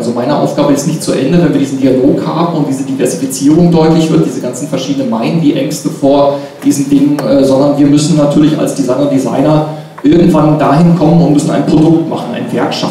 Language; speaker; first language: German; native; German